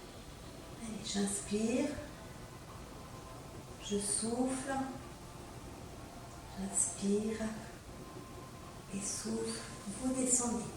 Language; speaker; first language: French; native; French